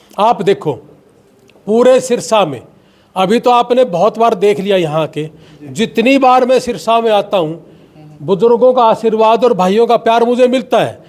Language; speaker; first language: Hindi; native; Hindi